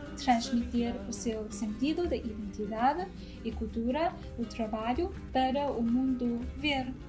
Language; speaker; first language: Portuguese; non-native, fluent; Chinese